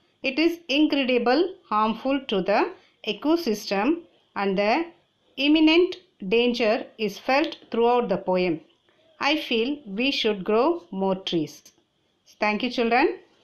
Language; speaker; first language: English; non-native, local second language; Tamil